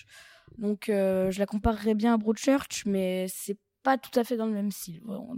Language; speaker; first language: French; native; French